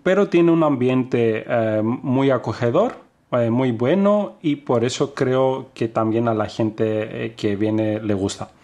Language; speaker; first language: Spanish; non-native, fluent; Greek